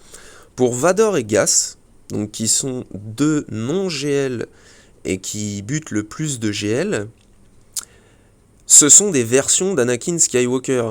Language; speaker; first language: French; native; French